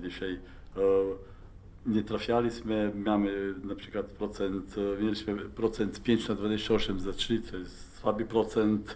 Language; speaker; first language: Polish; non-native, fluent; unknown